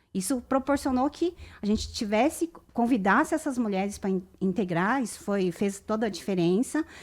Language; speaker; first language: Portuguese; early bilingual, other home language; Japanese